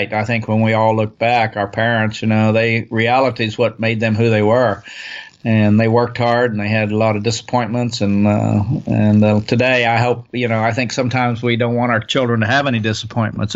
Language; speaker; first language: English; native; English